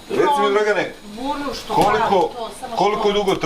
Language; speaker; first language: Bosnian; native; Bosnian